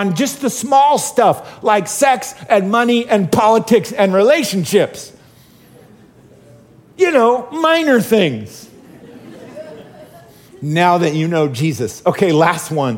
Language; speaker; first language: English; native; English